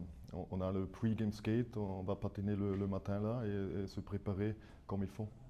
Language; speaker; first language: French; non-native, fluent; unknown